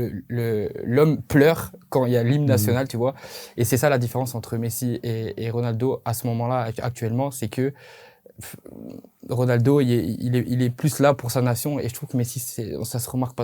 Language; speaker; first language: French; native; French